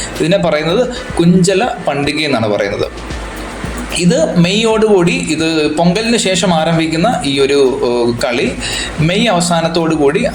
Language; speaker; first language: Malayalam; native; Malayalam